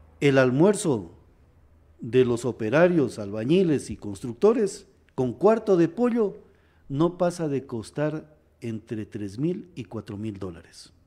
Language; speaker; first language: Spanish; native; Spanish